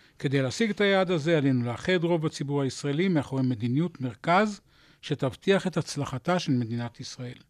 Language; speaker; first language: Hebrew; native; Hebrew